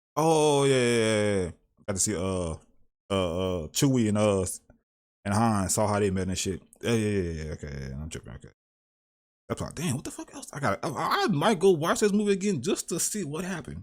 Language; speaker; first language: English; native; English